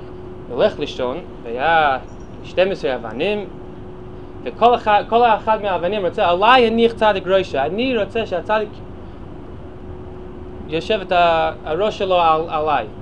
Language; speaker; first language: Hebrew; non-native, fluent; English